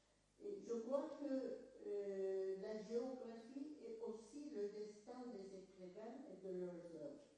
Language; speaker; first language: French; non-native, fluent; Turkish